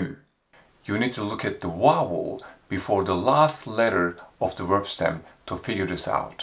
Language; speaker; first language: English; non-native, fluent; Turkish